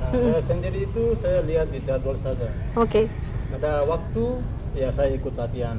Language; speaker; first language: Indonesian; non-native, learner; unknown